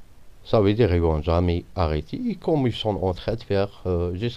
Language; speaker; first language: French; non-native, fluent; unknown